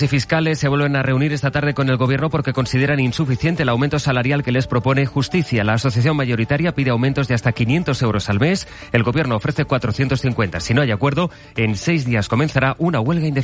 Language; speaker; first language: Spanish; native; Spanish